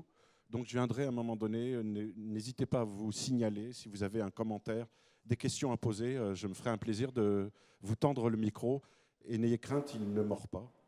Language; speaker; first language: French; native; French